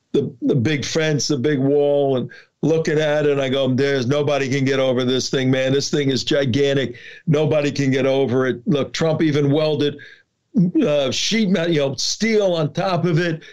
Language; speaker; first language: English; native; English